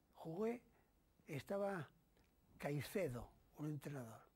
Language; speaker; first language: Spanish; native; Spanish